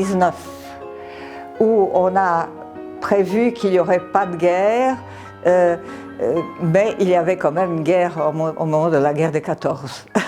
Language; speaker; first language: French; non-native, fluent; Serbian